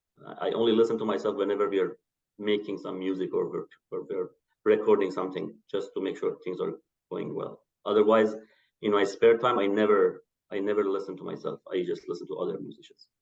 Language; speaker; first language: English; non-native, fluent; Persian